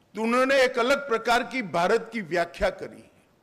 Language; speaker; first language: Hindi; non-native, local second language; Gujarati